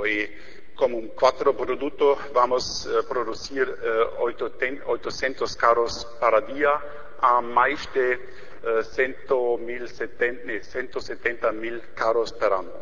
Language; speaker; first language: Portuguese; non-native, learner; German